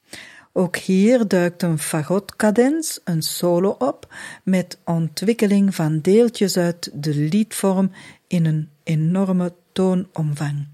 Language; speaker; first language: Dutch; native; Dutch